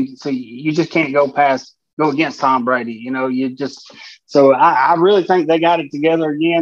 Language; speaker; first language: English; native; English